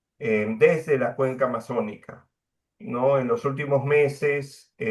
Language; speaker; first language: Spanish; native; Spanish